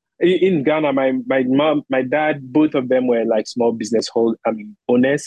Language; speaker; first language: English; non-native, local second language; Akan